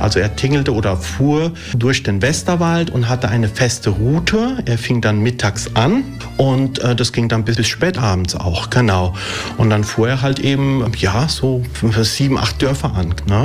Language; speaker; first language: German; early bilingual, other home language; Italian